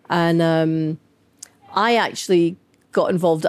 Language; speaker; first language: English; native; English